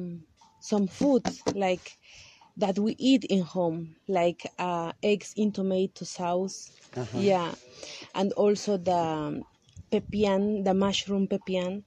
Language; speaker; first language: English; non-native, learner; Kaqchikel